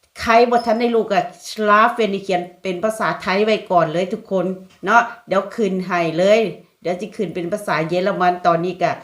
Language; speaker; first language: Thai; non-native, local second language; Lao